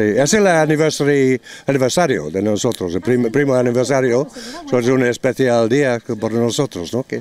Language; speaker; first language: Spanish; non-native, learner; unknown